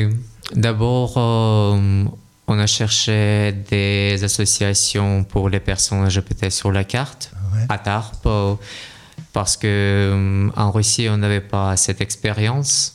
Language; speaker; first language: French; non-native, learner; Russian